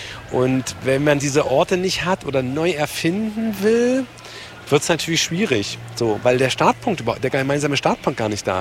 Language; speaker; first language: German; native; German